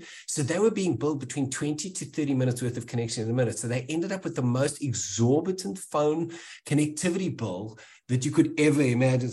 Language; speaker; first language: English; native; English